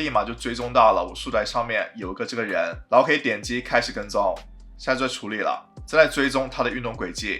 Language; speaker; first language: Chinese; native; Chinese